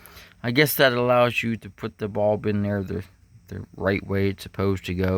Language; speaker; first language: English; native; English